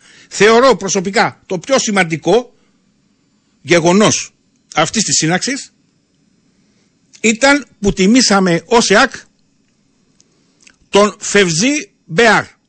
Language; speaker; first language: Greek; native; Greek